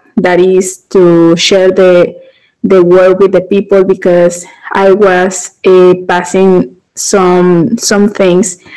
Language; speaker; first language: English; non-native, learner; Spanish